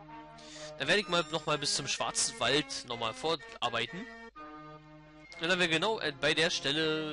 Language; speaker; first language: German; native; German